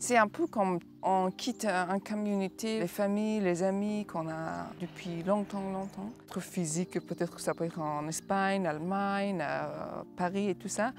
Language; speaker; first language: French; non-native, learner; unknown